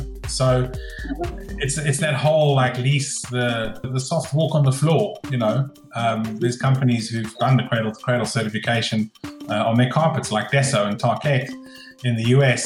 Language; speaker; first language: English; native; English